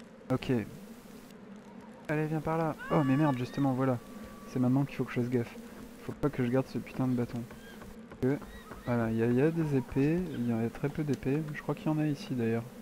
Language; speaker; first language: French; native; French